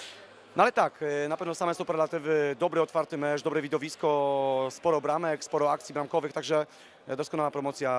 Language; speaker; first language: Polish; native; Polish